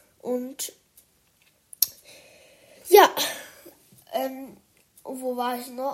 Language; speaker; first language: German; early bilingual, other home language; Chinese